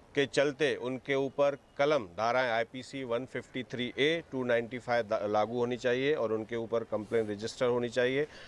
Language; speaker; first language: Hindi; non-native, local second language; Sindhi